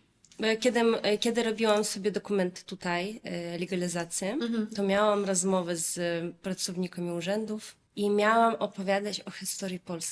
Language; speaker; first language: Polish; non-native, fluent; Russian